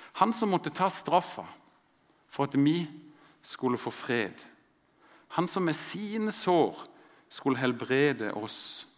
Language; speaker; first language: Norwegian; native; Norwegian